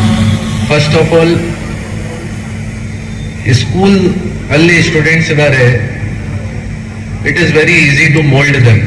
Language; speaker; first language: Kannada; non-native, local second language; Hindi